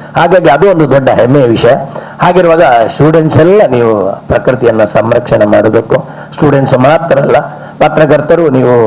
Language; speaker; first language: Kannada; non-native, local second language; Malayalam